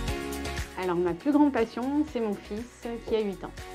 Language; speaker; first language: French; native; French